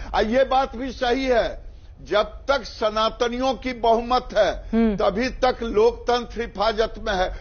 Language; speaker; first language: Hindi; native; Hindi